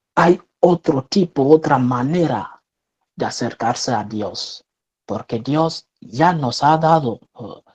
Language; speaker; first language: Spanish; non-native, fluent; French